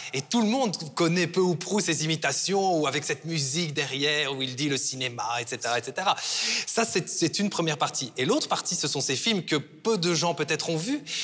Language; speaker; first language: French; native; French